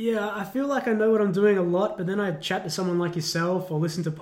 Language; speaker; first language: English; native; English